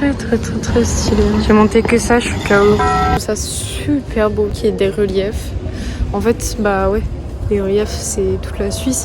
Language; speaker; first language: French; native; French